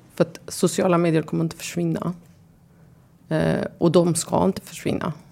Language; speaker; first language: Swedish; early bilingual, other home language; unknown